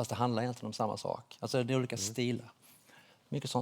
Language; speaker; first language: Swedish; native; Swedish